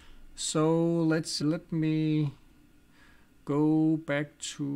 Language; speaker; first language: English; non-native, fluent; Danish